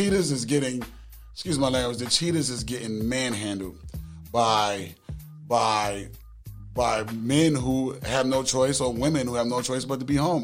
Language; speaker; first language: English; native; English